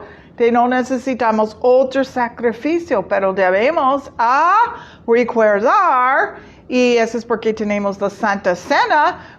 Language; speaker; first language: Spanish; non-native, fluent; English